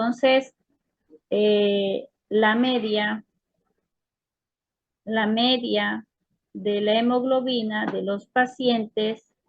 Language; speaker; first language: Spanish; native; Spanish